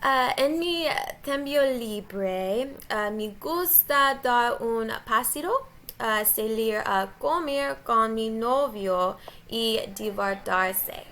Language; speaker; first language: Spanish; non-native, learner; English